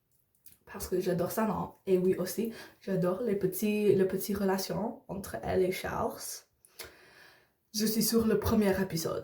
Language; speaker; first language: French; non-native, learner; English